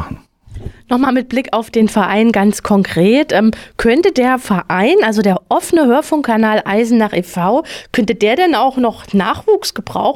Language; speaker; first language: German; native; German